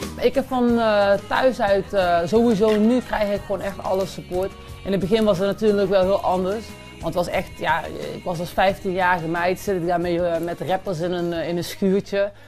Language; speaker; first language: Dutch; early bilingual, other home language; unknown